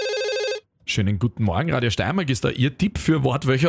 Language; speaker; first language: German; native; German